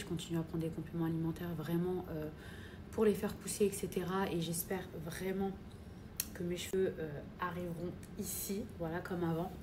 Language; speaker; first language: French; native; French